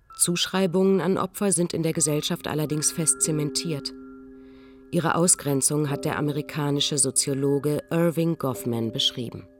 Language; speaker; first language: German; native; German